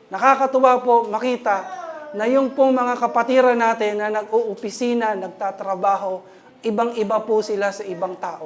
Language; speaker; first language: Filipino; native; Filipino